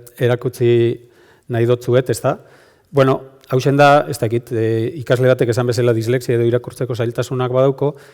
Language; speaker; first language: Basque; native; Basque